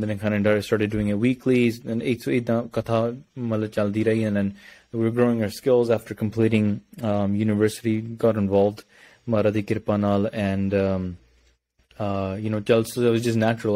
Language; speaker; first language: English; early bilingual, other home language; Punjabi